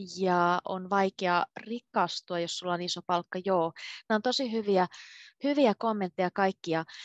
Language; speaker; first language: Finnish; native; Finnish